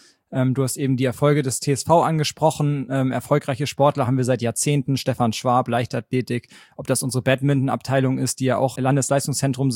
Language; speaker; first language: German; native; German